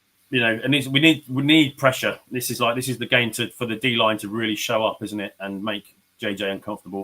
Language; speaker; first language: English; native; English